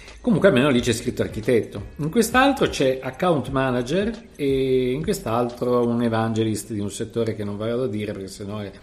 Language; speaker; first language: Italian; native; Italian